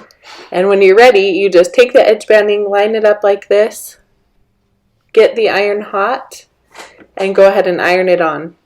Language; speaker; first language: English; native; English